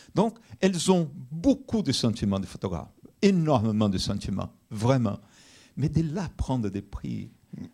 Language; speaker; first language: French; non-native, fluent; Portuguese